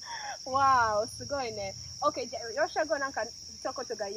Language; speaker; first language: Japanese; non-native, fluent; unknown